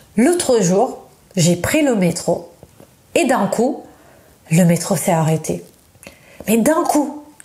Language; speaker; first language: French; non-native, fluent; Italian